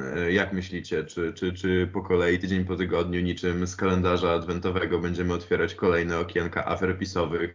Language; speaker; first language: Polish; native; Polish